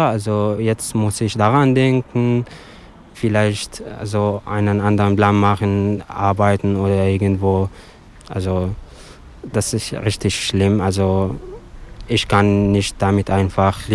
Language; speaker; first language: German; non-native, learner; Arabic